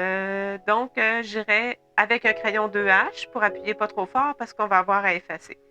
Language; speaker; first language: French; native; French